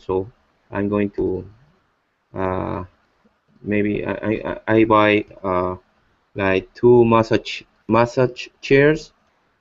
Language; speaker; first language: English; non-native, learner; Spanish